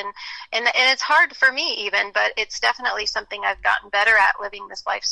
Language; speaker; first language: English; native; English